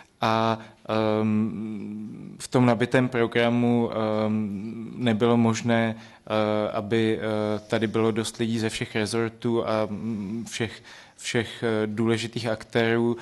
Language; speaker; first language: Czech; native; Czech